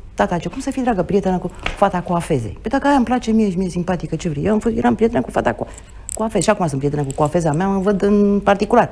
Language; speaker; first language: Romanian; native; Romanian